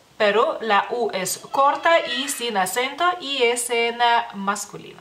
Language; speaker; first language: Spanish; non-native, fluent; Lithuanian